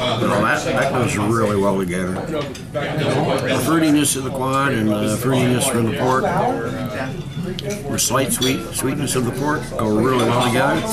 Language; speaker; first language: English; native; English